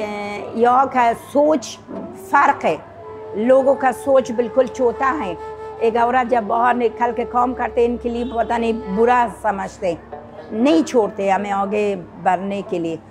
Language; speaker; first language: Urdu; non-native, fluent; Persian